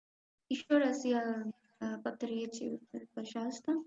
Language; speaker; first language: Russian; non-native, learner; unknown